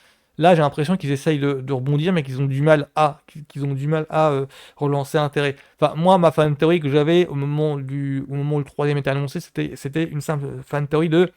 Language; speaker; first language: French; native; French